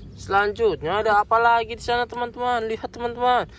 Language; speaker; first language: Indonesian; native; Indonesian